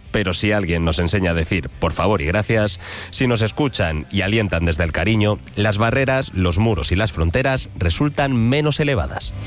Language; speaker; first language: Spanish; native; Spanish